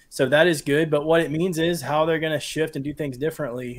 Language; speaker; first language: English; native; English